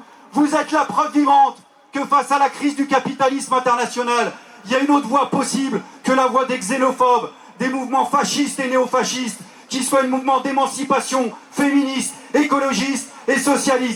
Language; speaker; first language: French; native; French